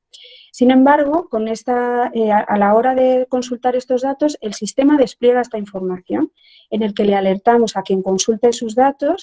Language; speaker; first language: Spanish; native; Spanish